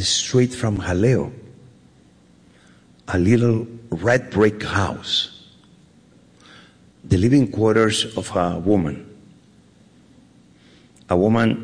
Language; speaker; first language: English; non-native, fluent; Spanish